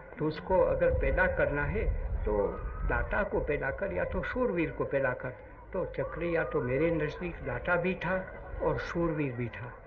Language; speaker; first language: Hindi; non-native, local second language; Gujarati